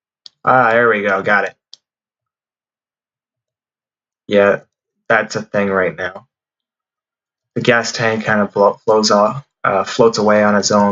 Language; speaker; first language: English; native; English